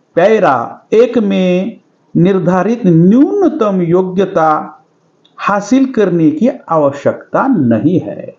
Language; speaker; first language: Hindi; non-native, local second language; Marathi